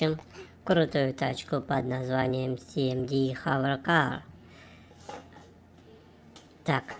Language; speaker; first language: Russian; native; Russian